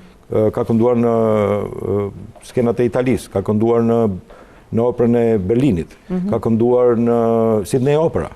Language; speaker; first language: Albanian; native; Albanian